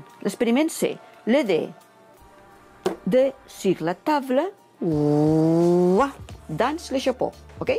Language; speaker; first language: French; non-native, learner; Catalan